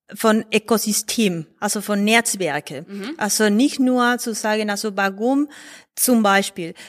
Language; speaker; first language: German; non-native, learner; Spanish